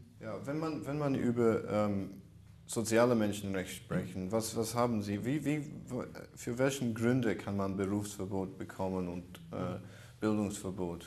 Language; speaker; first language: German; non-native, learner; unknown